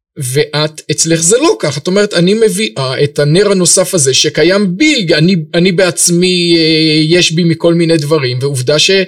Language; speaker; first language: Hebrew; native; Hebrew